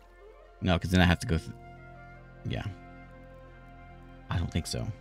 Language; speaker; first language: English; native; English